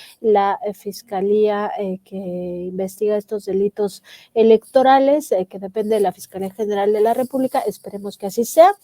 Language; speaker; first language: Spanish; native; Spanish